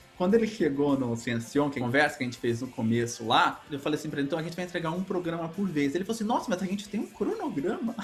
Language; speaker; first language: Portuguese; native; Portuguese